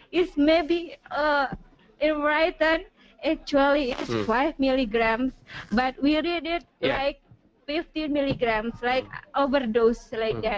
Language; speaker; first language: English; non-native, learner; Indonesian